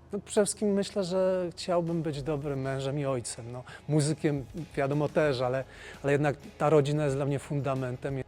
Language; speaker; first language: Polish; native; Polish